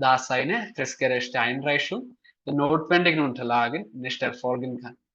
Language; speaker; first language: German; non-native, fluent; Malayalam